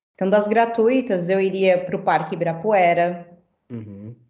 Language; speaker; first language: Portuguese; native; Portuguese